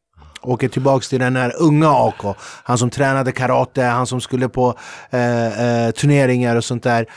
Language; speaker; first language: Swedish; early bilingual, other home language; Kurdish